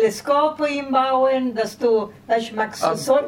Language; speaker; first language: German; non-native, learner; Italian